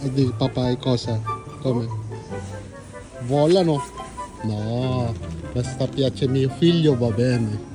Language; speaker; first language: Italian; non-native, learner; Filipino